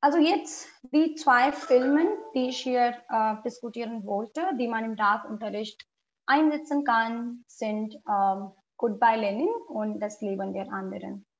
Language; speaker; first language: German; non-native, fluent; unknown